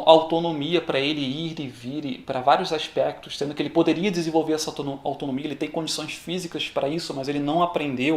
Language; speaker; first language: Portuguese; native; Portuguese